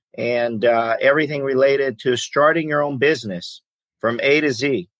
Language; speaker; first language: English; early bilingual, other home language; Greek